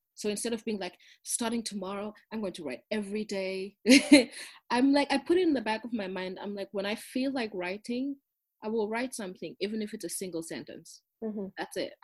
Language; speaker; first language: English; non-native, local second language; Zulu